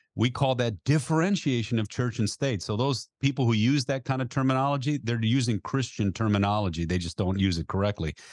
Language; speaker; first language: English; native; English